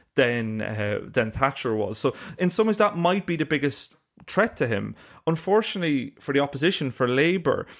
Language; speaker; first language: English; native; English